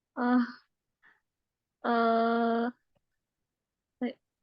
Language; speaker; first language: Japanese; non-native, learner; Indonesian